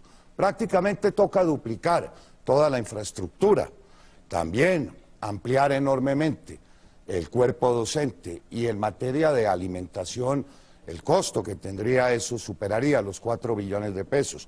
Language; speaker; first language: Spanish; native; Spanish